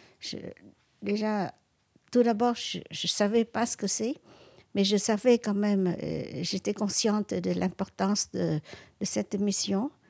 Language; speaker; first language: French; non-native, local second language; Vietnamese